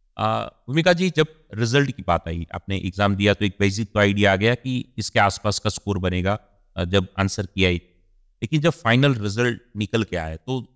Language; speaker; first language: Hindi; non-native, local second language; Gujarati